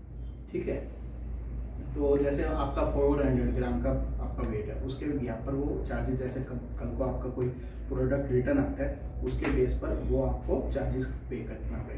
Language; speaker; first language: Hindi; native; Hindi